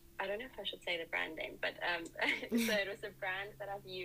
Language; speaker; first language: English; native; English